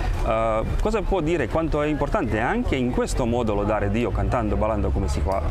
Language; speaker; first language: Italian; non-native, fluent; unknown